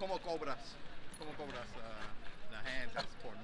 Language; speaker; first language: Spanish; non-native, learner; English